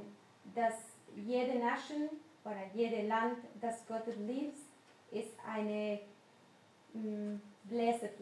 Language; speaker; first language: German; non-native, learner; Spanish